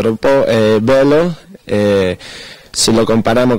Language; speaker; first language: Italian; early bilingual, heritage; Spanish